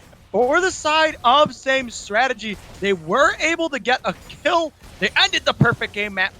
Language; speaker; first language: English; native; English